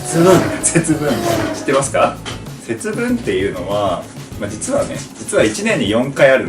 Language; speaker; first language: Japanese; native; Japanese